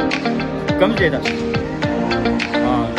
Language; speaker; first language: Hindi; non-native, local second language; Pashto